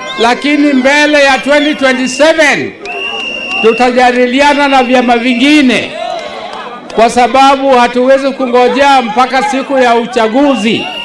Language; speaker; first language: Swahili; non-native, local second language; Luo (Kenya and Tanzania)